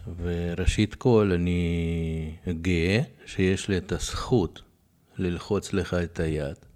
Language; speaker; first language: Hebrew; early bilingual, other home language; Russian